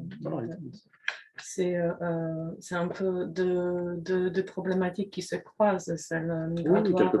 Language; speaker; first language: French; non-native, fluent; Polish